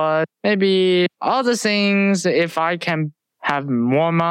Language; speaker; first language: English; non-native, learner; Chinese